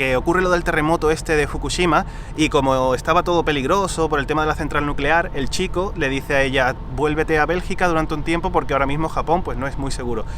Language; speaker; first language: Spanish; native; Spanish